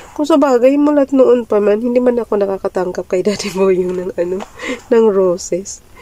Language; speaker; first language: Filipino; non-native, local second language; Masbatenyo